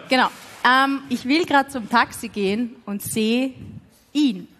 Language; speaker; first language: German; native; German